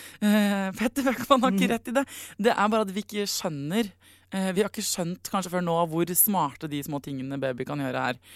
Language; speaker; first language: Norwegian; native; Norwegian